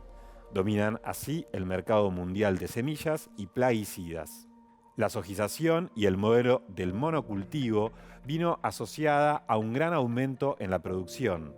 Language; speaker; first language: Spanish; native; Spanish